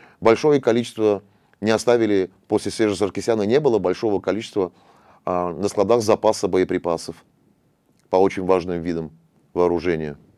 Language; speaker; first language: Russian; non-native, local second language; Armenian